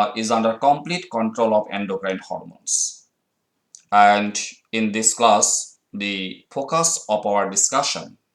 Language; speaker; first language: English; non-native, local second language; Bangla